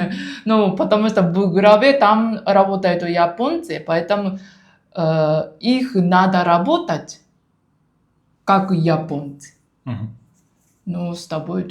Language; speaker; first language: Russian; non-native, learner; Japanese